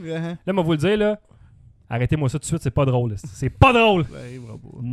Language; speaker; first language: French; native; French